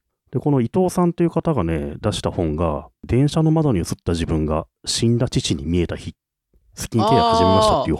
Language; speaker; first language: Japanese; native; Japanese